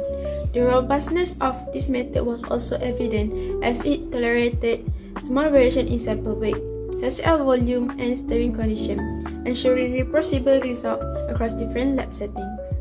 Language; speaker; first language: English; non-native, local second language; Malay